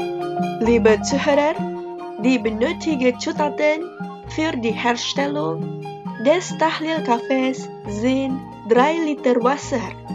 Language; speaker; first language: German; non-native, fluent; Indonesian